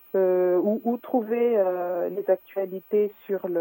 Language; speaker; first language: French; non-native, local second language; Malagasy